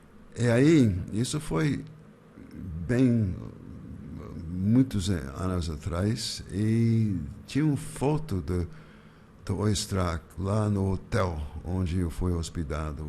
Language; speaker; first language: Portuguese; non-native, fluent; English